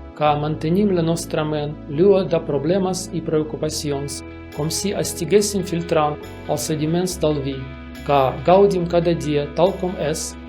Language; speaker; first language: Catalan; non-native, learner; Russian